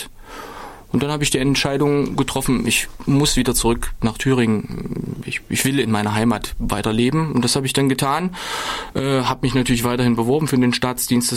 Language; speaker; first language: German; native; German